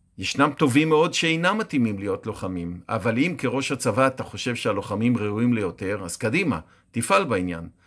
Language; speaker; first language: Hebrew; native; Hebrew